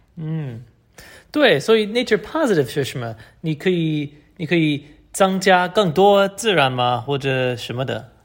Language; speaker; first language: Chinese; non-native, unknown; English